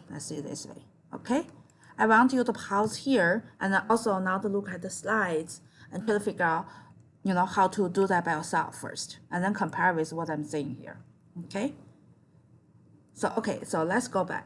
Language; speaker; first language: English; non-native, fluent; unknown